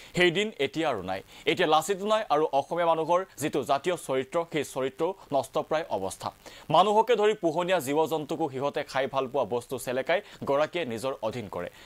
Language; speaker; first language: Assamese; native; Assamese